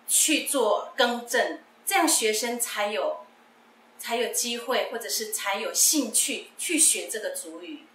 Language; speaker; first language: Chinese; non-native, local second language; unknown